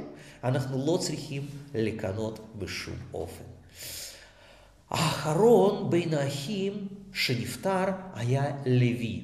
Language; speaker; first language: Hebrew; non-native, fluent; Russian